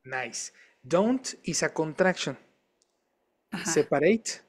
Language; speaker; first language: English; non-native, fluent; Spanish